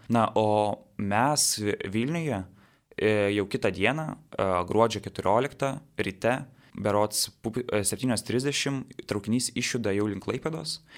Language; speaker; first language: Lithuanian; native; Lithuanian